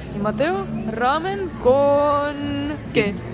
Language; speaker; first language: Spanish; non-native, fluent; Estonian